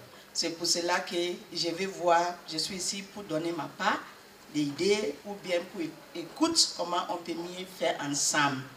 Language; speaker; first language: French; non-native, learner; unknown